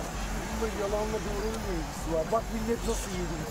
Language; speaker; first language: Turkish; native; Turkish